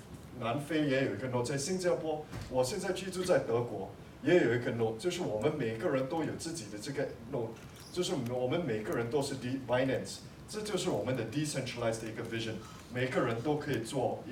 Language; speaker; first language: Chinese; non-native, local second language; English